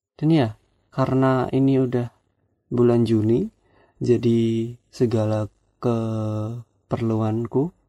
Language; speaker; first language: Indonesian; non-native, local second language; Javanese